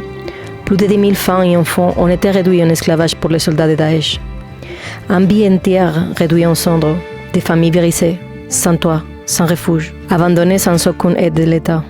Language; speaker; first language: French; native; French